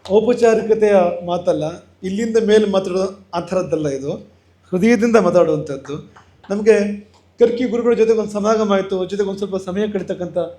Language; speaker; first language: Kannada; native; Kannada